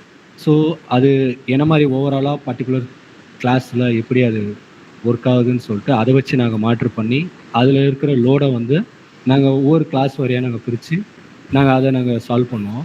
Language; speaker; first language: Tamil; native; Tamil